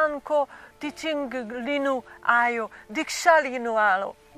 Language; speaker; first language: Nepali; non-native, learner; Slovak